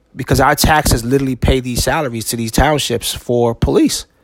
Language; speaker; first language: English; native; English